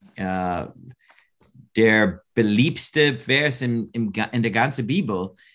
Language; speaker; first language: German; non-native, learner; English